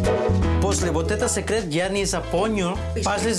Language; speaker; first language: Ukrainian; non-native, learner; Spanish